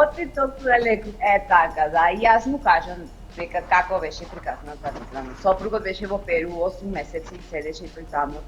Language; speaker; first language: Macedonian; non-native, fluent; Spanish